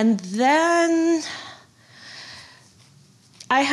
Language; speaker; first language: English; non-native, fluent; Arabic